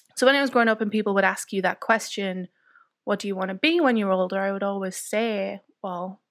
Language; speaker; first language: English; native; English